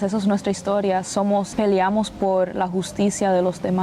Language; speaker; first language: Spanish; early bilingual, other home language; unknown